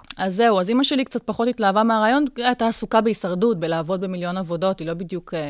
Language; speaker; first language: Hebrew; early bilingual, other home language; Russian